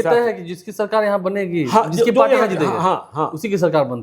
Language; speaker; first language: Hindi; native; Hindi